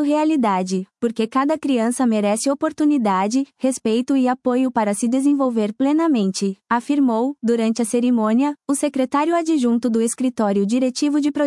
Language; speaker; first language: Portuguese; native; Portuguese